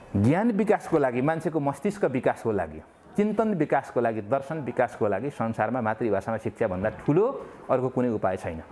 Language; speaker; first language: Nepali; non-native, local second language; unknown